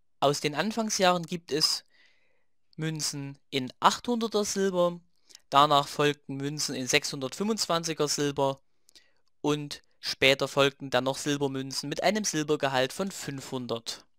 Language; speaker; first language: German; native; German